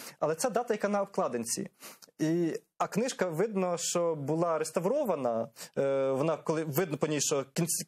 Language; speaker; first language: Ukrainian; native; Ukrainian